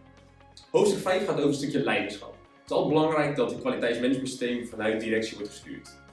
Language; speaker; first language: Dutch; native; Dutch